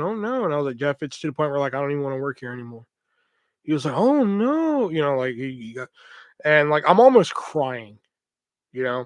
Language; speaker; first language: English; native; English